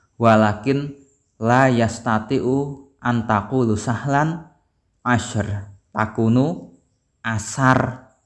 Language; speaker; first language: Arabic; non-native, learner; Javanese